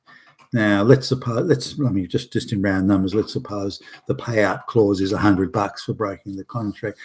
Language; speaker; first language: English; native; English